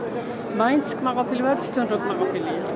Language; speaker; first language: Georgian; native; Georgian